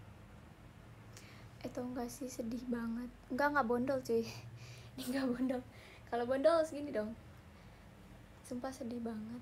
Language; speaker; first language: Indonesian; native; Indonesian